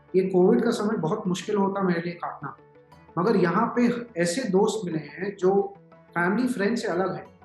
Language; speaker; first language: Hindi; native; Hindi